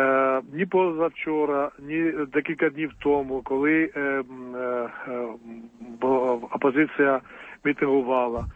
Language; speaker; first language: Ukrainian; non-native, fluent; Georgian